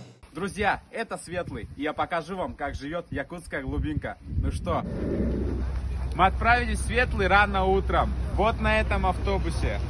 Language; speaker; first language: Russian; native; Russian